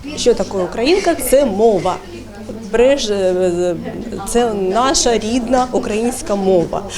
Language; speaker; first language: Ukrainian; non-native, local second language; Russian